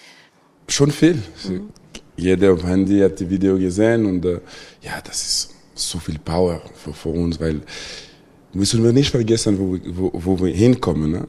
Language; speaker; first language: German; non-native, local second language; French